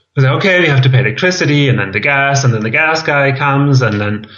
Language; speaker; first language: English; non-native, fluent; German